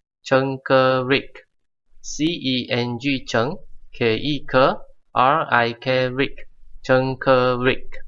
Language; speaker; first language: Malay; non-native, local second language; Chinese